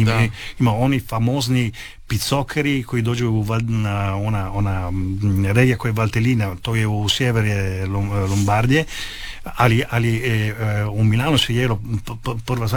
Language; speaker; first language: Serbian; non-native, learner; Italian